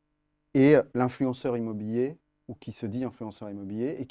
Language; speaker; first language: French; native; French